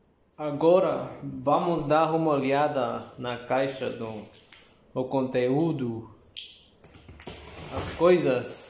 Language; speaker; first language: Portuguese; non-native, learner; Spanish